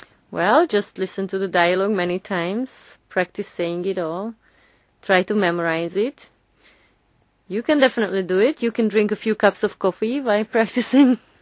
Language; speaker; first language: English; non-native, fluent; Hungarian